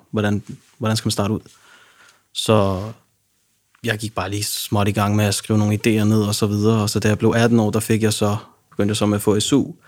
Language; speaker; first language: Danish; early bilingual, other home language; Arabic